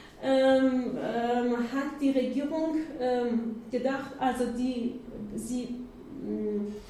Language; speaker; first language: German; non-native, learner; Persian